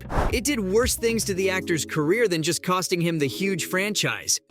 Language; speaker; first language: English; native; English